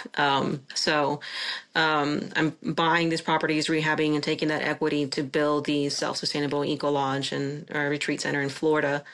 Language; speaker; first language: English; non-native, fluent; Spanish